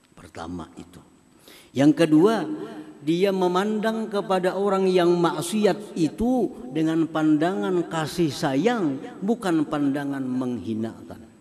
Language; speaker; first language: Indonesian; non-native, local second language; Banjar